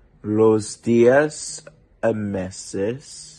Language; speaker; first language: Spanish; non-native, learner; English